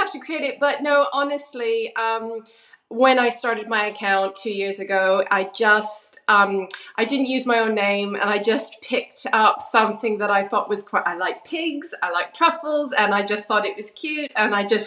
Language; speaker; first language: English; native; English